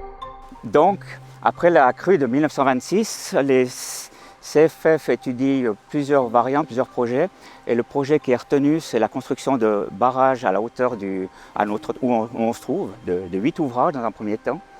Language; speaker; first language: French; native; French